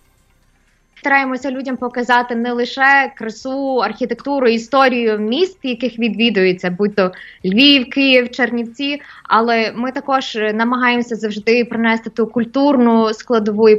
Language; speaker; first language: Ukrainian; native; Ukrainian